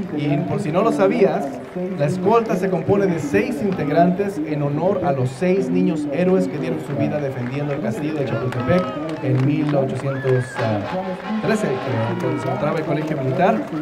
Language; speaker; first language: Spanish; native; Spanish